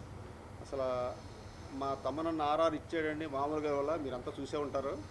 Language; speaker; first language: Telugu; native; Telugu